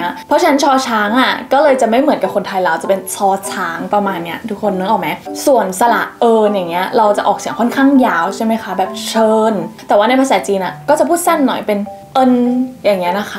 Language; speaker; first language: Thai; native; Thai